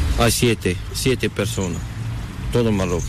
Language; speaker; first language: Spanish; non-native, learner; Arabic